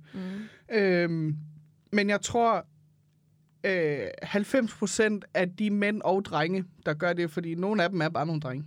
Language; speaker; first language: Danish; native; Danish